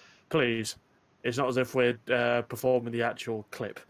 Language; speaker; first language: English; native; English